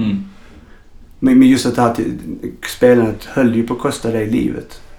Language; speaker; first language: Swedish; native; Swedish